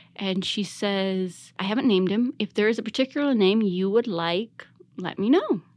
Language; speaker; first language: English; native; English